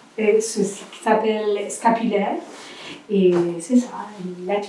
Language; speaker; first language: French; non-native, learner; Spanish